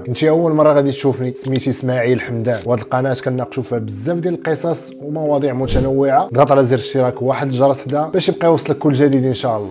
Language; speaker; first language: Arabic; native; Arabic